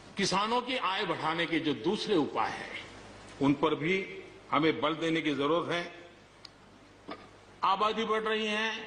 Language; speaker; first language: Hindi; non-native, local second language; Gujarati